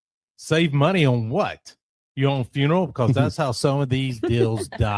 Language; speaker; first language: English; native; English